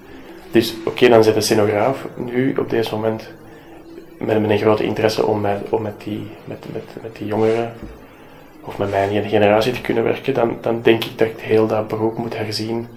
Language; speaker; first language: Dutch; native; Dutch